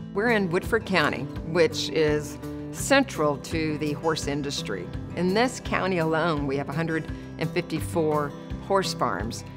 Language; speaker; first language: English; native; English